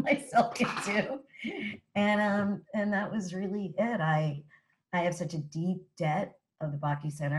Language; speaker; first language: English; native; English